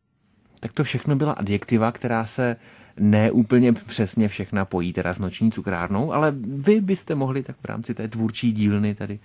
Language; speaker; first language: Czech; native; Czech